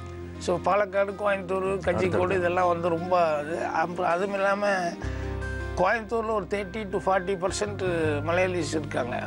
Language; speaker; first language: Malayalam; non-native, learner; Tamil